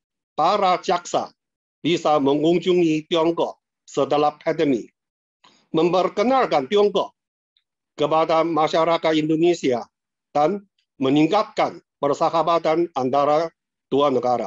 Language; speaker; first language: Indonesian; non-native, fluent; Chinese